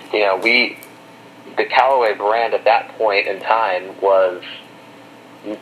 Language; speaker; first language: English; native; English